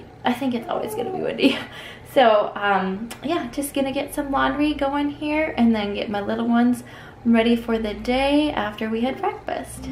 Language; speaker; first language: English; native; English